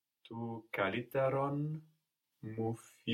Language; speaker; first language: Greek; non-native, learner; English